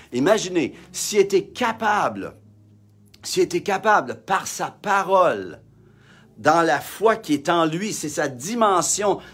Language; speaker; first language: French; native; French